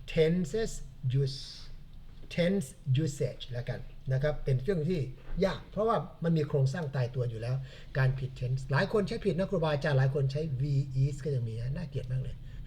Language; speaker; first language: Thai; native; Thai